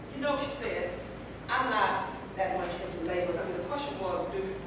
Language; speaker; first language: English; native; English